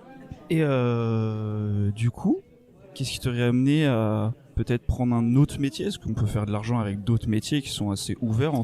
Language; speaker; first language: French; native; French